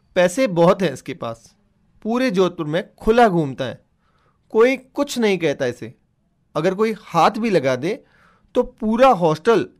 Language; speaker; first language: Hindi; native; Hindi